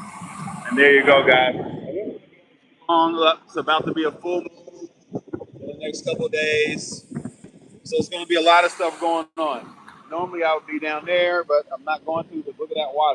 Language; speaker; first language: English; native; English